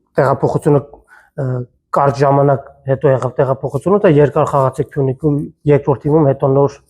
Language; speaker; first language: Armenian; native; Armenian